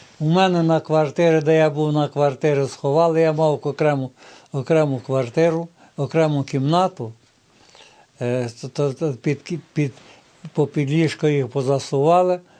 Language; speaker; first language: Ukrainian; native; Ukrainian